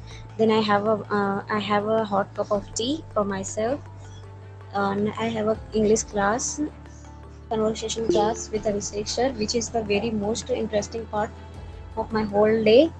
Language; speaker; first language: English; non-native, learner; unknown